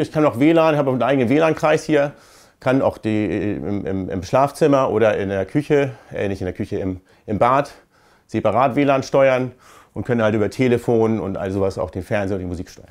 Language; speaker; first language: German; native; German